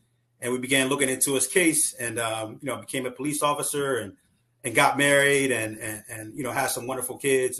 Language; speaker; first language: English; native; English